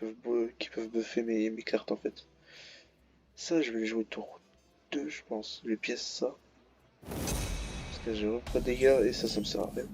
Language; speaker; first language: French; native; French